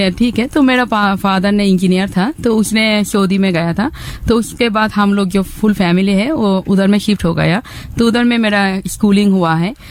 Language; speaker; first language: Hindi; non-native, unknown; Bangla